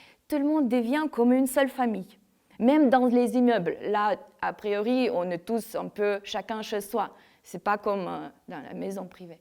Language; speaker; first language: French; non-native, fluent; Ukrainian